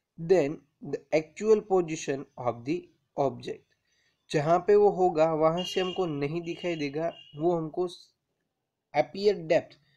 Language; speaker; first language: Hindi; non-native, local second language; Gujarati